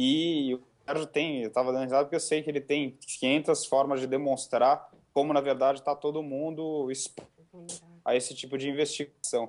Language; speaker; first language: Portuguese; native; Portuguese